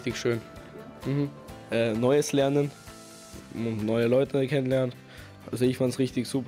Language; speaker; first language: German; native; German